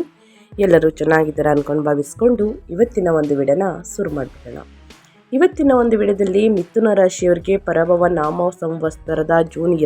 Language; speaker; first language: Kannada; native; Kannada